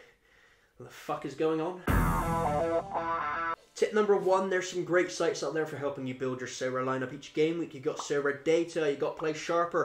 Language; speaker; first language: English; native; English